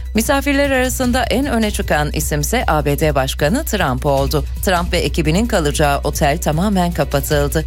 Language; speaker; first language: Turkish; native; Turkish